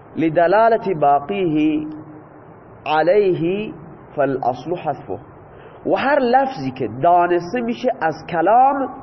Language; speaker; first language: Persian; non-native, local second language; Baluchi